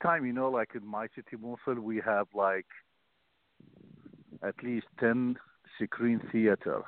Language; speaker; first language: English; non-native, learner; Arabic